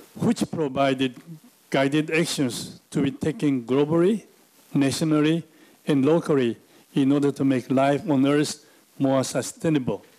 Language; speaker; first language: English; non-native, fluent; Chinese